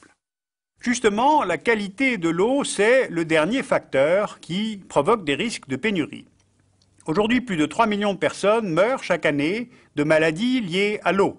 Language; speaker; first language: French; native; French